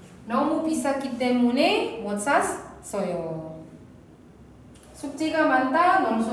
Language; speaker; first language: Korean; non-native, fluent; Indonesian